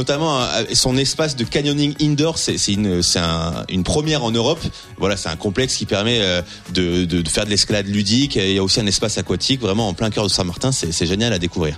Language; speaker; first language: French; native; French